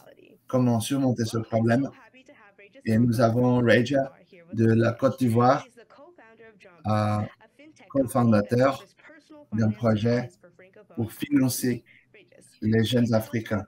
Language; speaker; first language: French; non-native, fluent; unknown